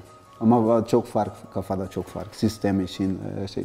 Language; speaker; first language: Turkish; non-native, learner; Portuguese